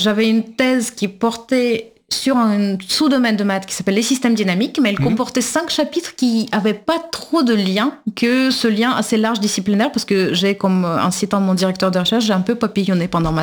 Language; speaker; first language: French; non-native, fluent; Russian